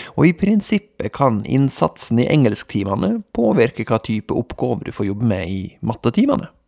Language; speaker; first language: Norwegian; native; Norwegian